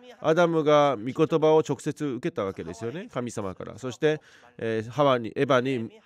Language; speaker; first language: Japanese; non-native, fluent; Korean